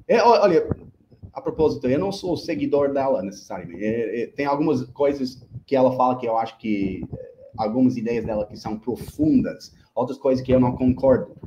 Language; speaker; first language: Portuguese; non-native, fluent; English